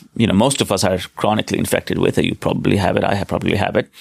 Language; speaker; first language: English; non-native, local second language; Hindi